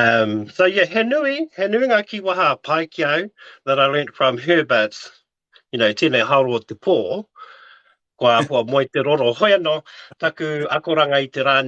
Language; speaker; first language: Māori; non-native, local second language; English